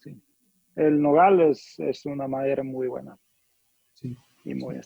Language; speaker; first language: Spanish; non-native, fluent; English